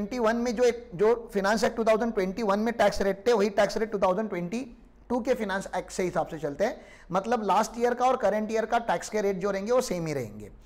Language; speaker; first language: Hindi; non-native, local second language; Marathi